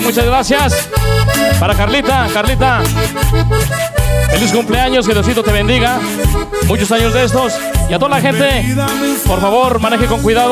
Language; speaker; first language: Spanish; native; Spanish